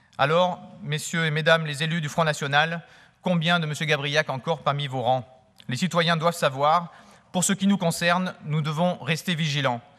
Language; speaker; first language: French; native; French